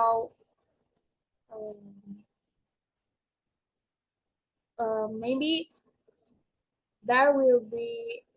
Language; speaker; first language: English; non-native, learner; Indonesian